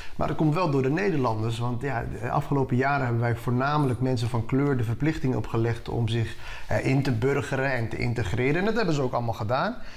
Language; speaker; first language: Dutch; early bilingual, other home language; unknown